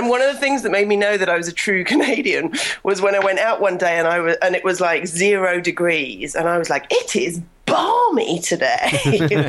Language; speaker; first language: English; native; English